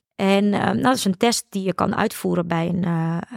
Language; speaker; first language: Dutch; early bilingual, other home language; Ukrainian